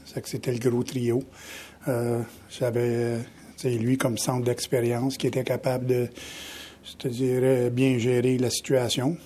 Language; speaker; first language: French; native; French